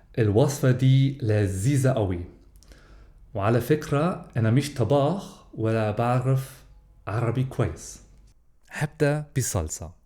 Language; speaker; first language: Egyptian Arabic; non-native, learner; German